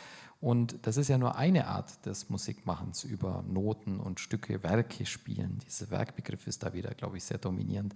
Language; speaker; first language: German; native; German